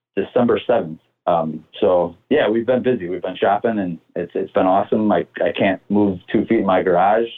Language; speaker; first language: English; native; English